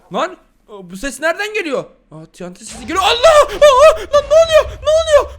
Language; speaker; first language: Turkish; native; Turkish